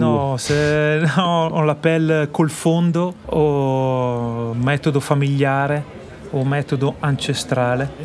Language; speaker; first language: French; non-native, learner; Italian